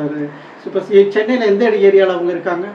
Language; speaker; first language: Tamil; native; Tamil